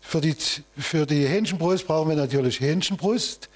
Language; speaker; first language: German; native; German